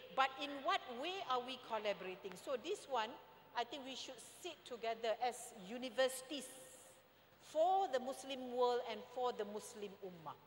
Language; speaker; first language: English; non-native, local second language; Malay